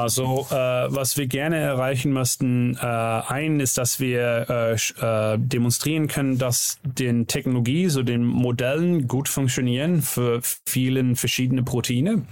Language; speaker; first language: German; non-native, learner; Dutch